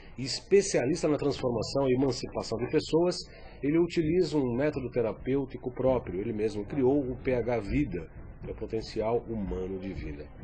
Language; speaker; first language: Portuguese; native; Portuguese